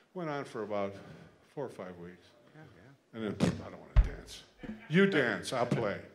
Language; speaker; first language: English; native; English